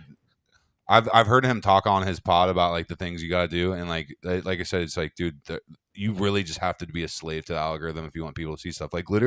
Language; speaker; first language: English; native; English